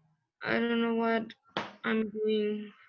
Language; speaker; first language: English; non-native, learner; Spanish